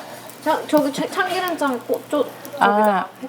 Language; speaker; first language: Korean; early bilingual, heritage; Korean